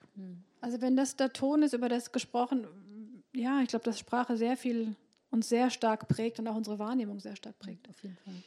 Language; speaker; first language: German; early bilingual, other home language; Turkish